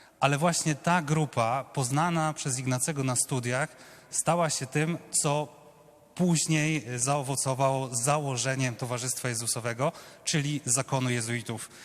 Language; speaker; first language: Polish; native; Polish